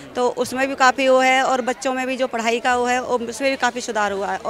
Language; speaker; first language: Hindi; native; Hindi